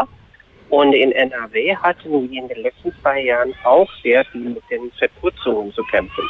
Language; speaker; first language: German; non-native, fluent; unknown